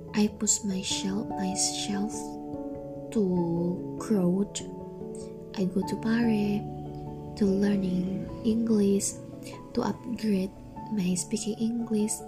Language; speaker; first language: English; non-native, learner; Indonesian